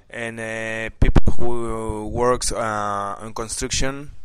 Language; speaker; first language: English; non-native, learner; Spanish